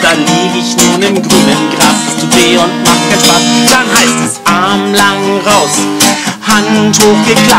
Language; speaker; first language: German; native; German